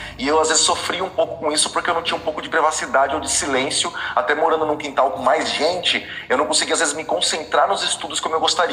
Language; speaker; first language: Portuguese; native; Portuguese